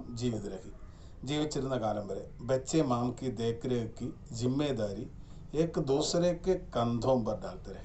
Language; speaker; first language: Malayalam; native; Malayalam